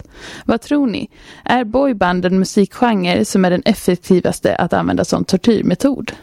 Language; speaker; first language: Swedish; native; Swedish